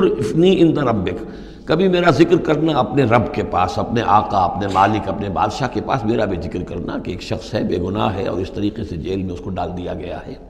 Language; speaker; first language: Urdu; non-native, local second language; Punjabi